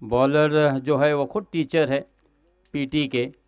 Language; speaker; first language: Hindi; non-native, local second language; Marathi